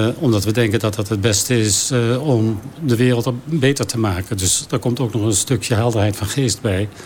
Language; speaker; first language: Dutch; native; Dutch